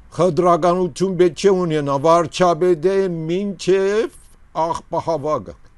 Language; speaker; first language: Armenian; early bilingual, heritage; Armenian